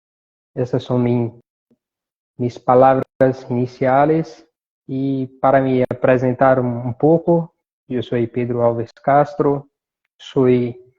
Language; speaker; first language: Spanish; non-native, fluent; Portuguese